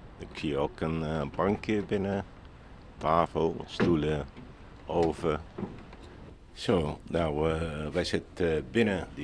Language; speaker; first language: Dutch; non-native, learner; Arabic